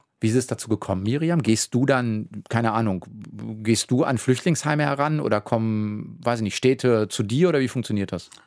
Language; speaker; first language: German; native; German